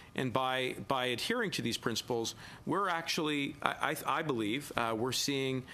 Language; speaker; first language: English; native; English